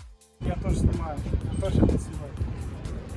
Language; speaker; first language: Russian; native; Russian